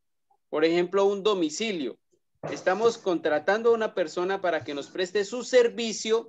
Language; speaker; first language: Spanish; native; Spanish